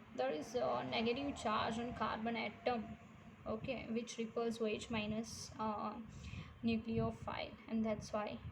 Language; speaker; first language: English; non-native, local second language; Gujarati